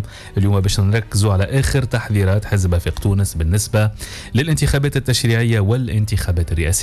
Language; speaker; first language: Arabic; native; Arabic